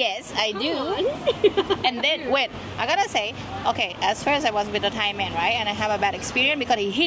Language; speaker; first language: English; non-native, learner; Thai